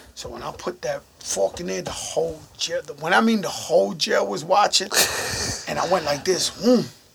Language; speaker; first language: English; early bilingual, other home language; Spanish